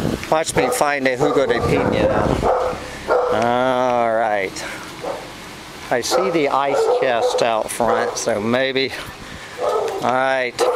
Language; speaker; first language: English; native; English